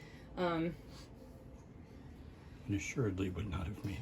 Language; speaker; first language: English; native; English